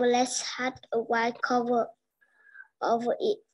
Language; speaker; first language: English; non-native, learner; Vietnamese